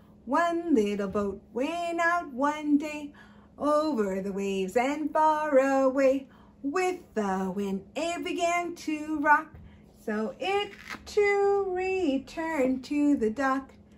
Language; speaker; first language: English; early bilingual, other home language; Spanish